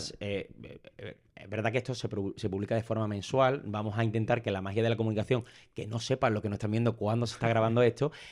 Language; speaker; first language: Spanish; native; Spanish